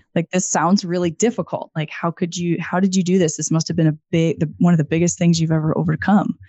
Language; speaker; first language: English; native; English